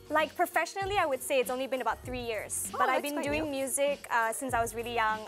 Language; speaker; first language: English; native; English